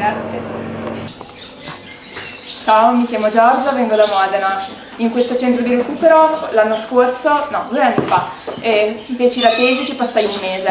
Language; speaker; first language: Italian; native; Italian